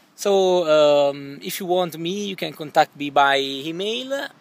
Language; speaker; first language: English; non-native, learner; Italian